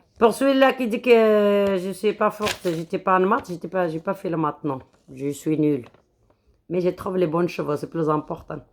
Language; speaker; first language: French; non-native, local second language; Arabic